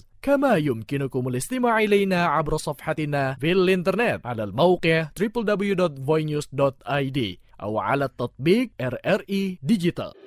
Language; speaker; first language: Arabic; non-native, fluent; Indonesian